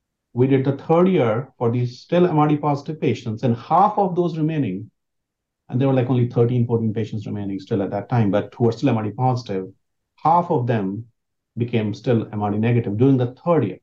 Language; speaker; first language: English; non-native, local second language; Hindi